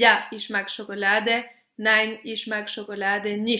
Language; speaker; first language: German; non-native, local second language; French